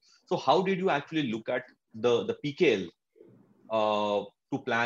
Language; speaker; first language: English; non-native, local second language; Marathi